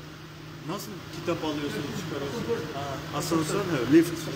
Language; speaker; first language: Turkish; non-native, learner; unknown